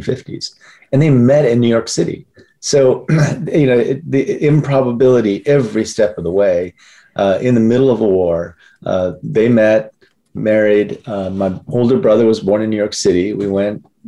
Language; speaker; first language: English; early bilingual, other home language; Korean